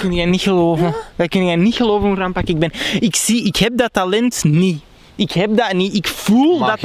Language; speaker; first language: Dutch; native; Dutch